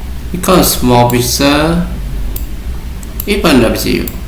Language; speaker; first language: English; non-native, learner; Vietnamese